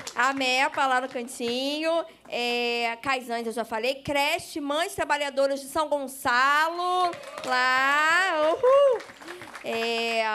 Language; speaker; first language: Portuguese; native; Portuguese